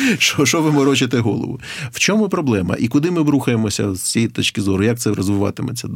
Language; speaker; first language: Ukrainian; native; Ukrainian